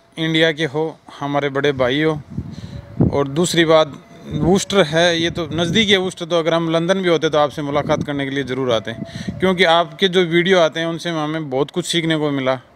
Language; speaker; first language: Hindi; non-native, local second language; Punjabi